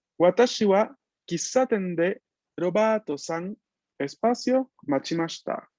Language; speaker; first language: Japanese; non-native, fluent; Spanish